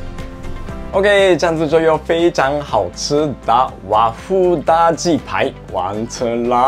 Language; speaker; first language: Chinese; non-native, fluent; Japanese